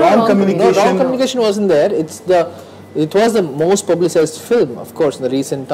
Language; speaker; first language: English; non-native, local second language; Hindi